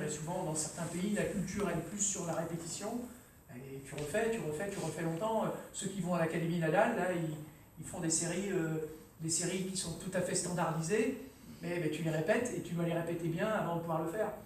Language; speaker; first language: French; native; French